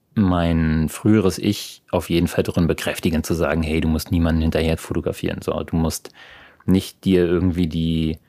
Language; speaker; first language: German; native; German